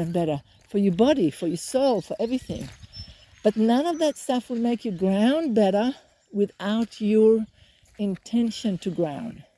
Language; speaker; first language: English; native; English